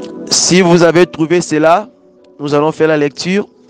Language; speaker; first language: French; non-native, local second language; Lingala